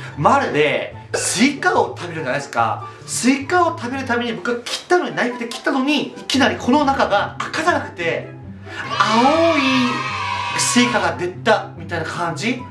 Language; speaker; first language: Japanese; non-native, fluent; Korean